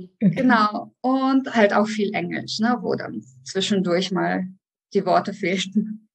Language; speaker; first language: German; early bilingual, other home language; Russian